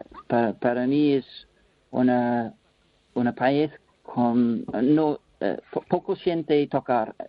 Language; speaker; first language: Spanish; non-native, learner; English